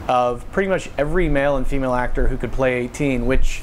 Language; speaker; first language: English; native; English